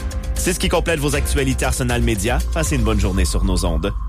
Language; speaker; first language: French; native; French